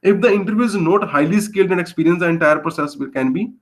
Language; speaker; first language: English; non-native, local second language; Punjabi